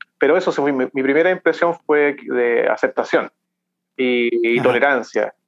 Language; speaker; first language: Spanish; native; Spanish